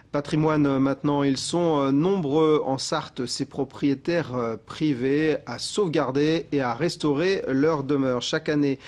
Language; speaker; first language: French; native; French